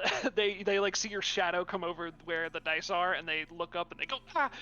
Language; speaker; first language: English; native; English